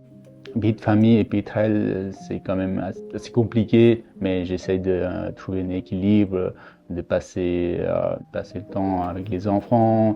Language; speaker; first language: French; non-native, fluent; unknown